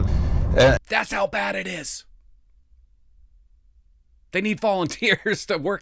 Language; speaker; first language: English; native; English